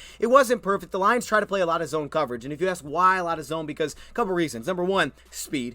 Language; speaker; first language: English; native; English